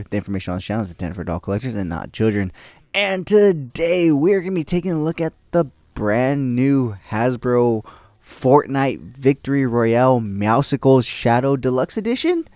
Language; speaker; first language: English; native; English